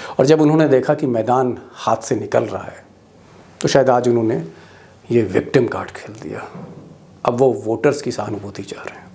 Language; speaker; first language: Hindi; native; Hindi